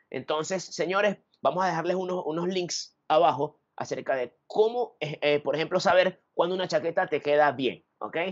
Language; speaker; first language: Spanish; native; Spanish